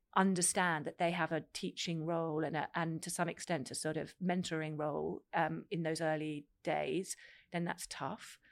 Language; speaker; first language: English; native; English